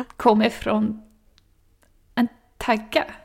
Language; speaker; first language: Swedish; non-native, learner; English